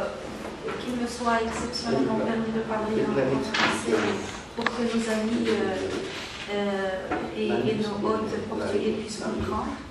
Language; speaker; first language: French; non-native, local second language; Arabic